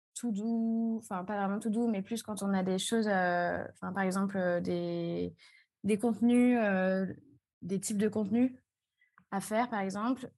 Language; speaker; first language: French; native; French